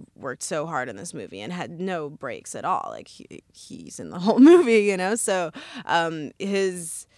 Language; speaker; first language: English; native; English